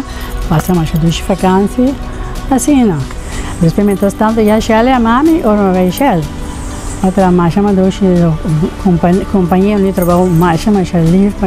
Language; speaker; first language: Dutch; non-native, local second language; Papiamento